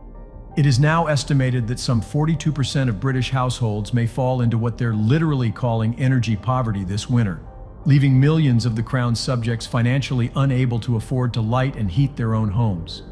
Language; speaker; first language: English; native; English